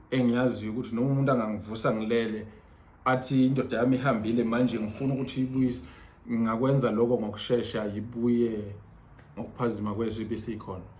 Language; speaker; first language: Zulu; native; Zulu